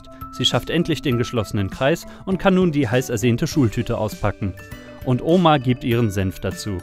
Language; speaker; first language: German; native; German